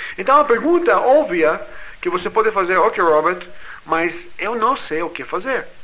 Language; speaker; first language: Portuguese; non-native, fluent; English